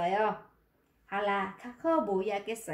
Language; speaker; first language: Korean; non-native, learner; Vietnamese